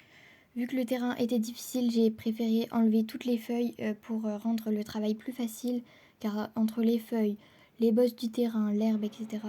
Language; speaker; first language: French; native; French